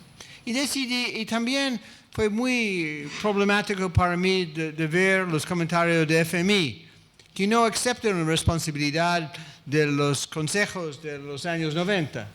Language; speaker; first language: Spanish; non-native, fluent; English